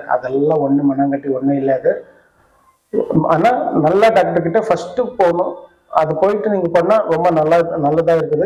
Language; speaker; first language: Tamil; non-native, local second language; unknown